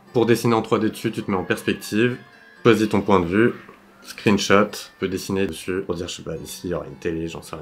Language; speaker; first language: French; native; French